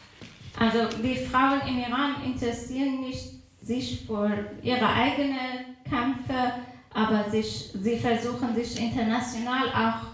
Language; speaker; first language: German; non-native, fluent; Persian